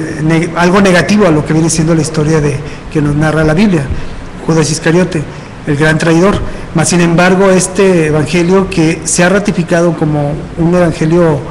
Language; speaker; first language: Spanish; native; Spanish